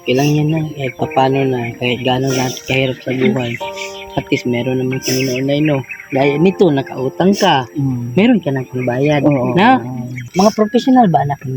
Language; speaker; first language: Filipino; non-native, local second language; Cebuano